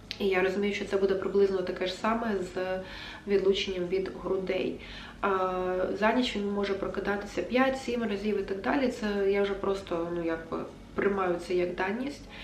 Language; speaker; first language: Ukrainian; non-native, local second language; Russian